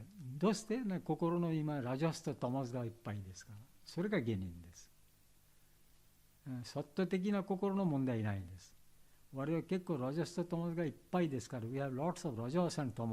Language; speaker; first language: Japanese; non-native, learner; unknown